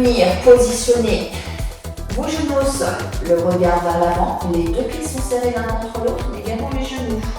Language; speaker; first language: French; native; French